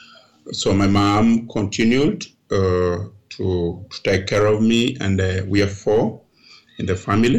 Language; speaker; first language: English; non-native, local second language; Ganda